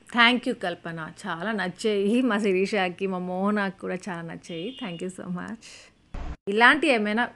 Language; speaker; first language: Telugu; native; Telugu